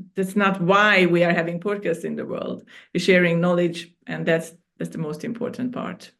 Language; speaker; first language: English; non-native, fluent; Hungarian